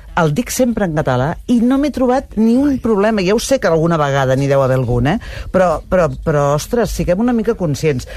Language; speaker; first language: Catalan; native; Catalan